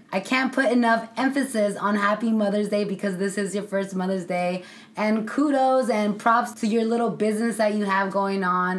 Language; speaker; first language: English; early bilingual, other home language; Spanish